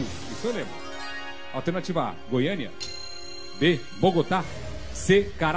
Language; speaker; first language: Portuguese; native; Portuguese